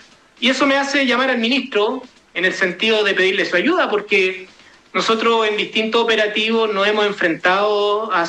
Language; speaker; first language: Spanish; native; Spanish